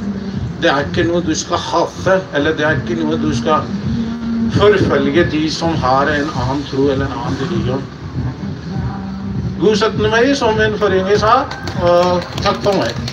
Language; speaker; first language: Norwegian; non-native, fluent; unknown